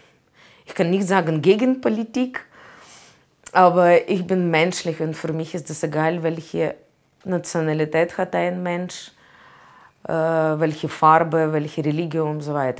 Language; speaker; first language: German; non-native, learner; Russian